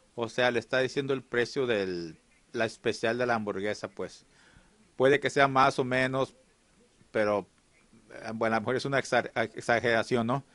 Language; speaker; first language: Spanish; early bilingual, heritage; Spanish